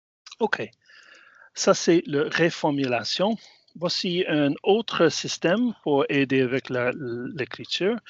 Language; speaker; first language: French; non-native, fluent; English